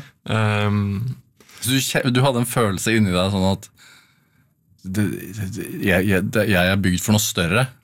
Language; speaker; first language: Norwegian; native; Norwegian